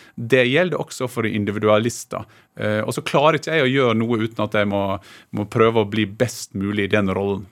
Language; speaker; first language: Norwegian; native; Norwegian